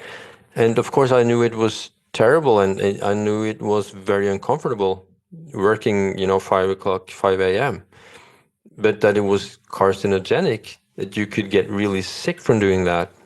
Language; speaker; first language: English; non-native, fluent; Norwegian